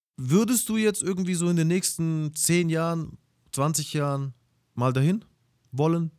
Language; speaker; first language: German; early bilingual, other home language; Russian